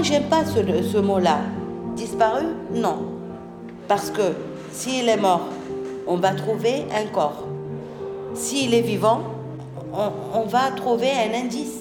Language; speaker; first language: French; non-native, local second language; Arabic